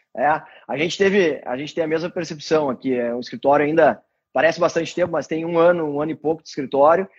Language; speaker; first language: Portuguese; native; Portuguese